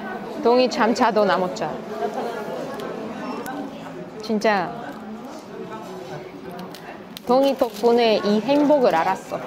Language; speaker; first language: Korean; non-native, learner; Russian